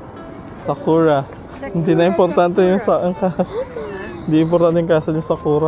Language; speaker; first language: Filipino; native; Filipino